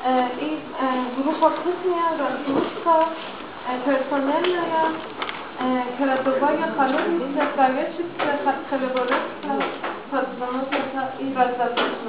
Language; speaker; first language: Russian; non-native, learner; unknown